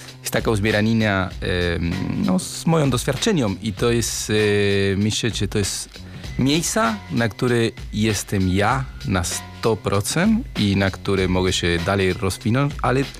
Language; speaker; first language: Polish; non-native, learner; Spanish